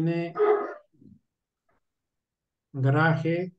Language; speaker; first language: Spanish; non-native, fluent; Urdu